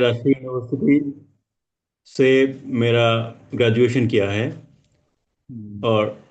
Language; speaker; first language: Hindi; non-native, learner; Bangla